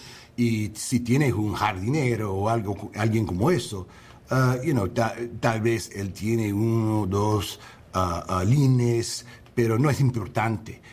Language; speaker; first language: Spanish; non-native, learner; English